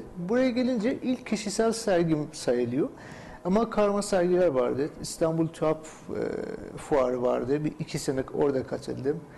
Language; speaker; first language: Turkish; non-native, fluent; Persian